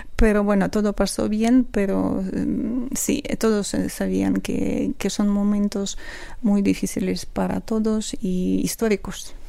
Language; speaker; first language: Spanish; non-native, fluent; Ukrainian